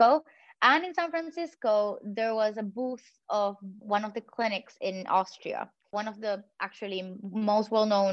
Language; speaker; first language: English; non-native, fluent; Spanish